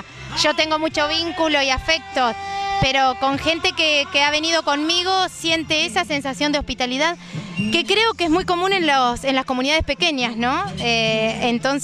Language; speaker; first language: Spanish; native; Spanish